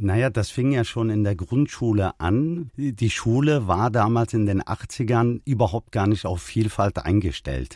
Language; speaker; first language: German; early bilingual, other home language; Turkish